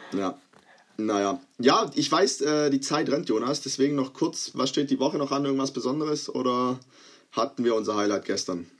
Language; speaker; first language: German; early bilingual, other home language; Croatian